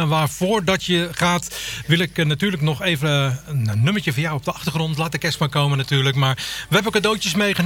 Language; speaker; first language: Dutch; native; Dutch